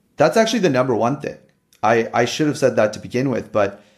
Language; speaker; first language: English; native; English